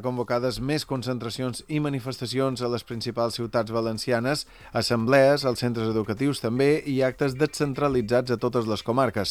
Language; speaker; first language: Catalan; native; Catalan